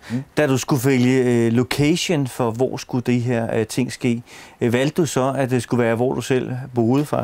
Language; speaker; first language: Swedish; non-native, learner; Danish